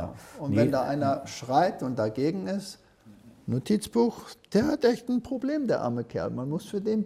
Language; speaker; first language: German; early bilingual, heritage; German